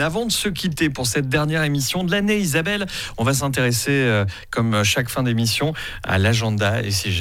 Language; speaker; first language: French; native; French